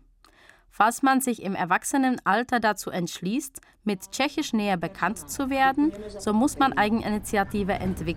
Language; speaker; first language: German; native; German